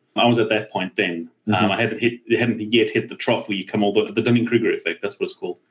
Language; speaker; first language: English; native; English